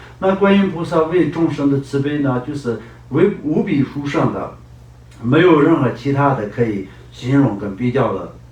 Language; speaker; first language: Chinese; non-native, local second language; Tibetan